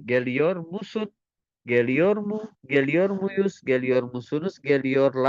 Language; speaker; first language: Turkish; non-native, fluent; Indonesian